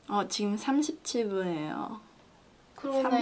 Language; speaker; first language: Korean; non-native, learner; Chinese